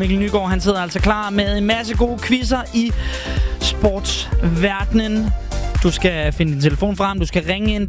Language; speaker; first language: Danish; native; Danish